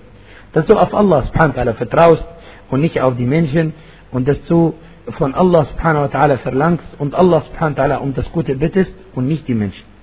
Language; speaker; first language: German; non-native, fluent; Arabic